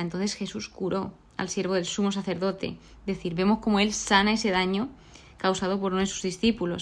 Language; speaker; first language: Spanish; native; Spanish